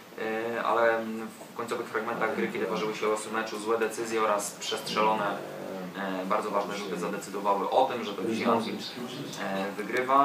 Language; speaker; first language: Polish; native; Polish